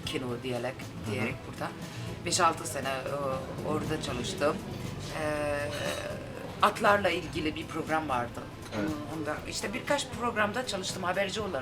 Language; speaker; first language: Turkish; early bilingual, heritage; Turkish